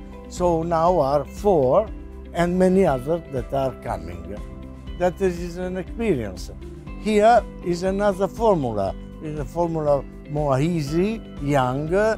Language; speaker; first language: English; non-native, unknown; Italian